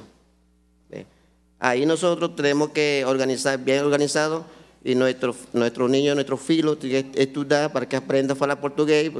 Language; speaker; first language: Portuguese; non-native, learner; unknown